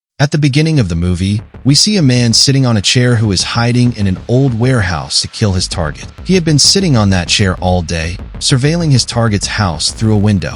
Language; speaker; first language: English; non-native, local second language; Hindi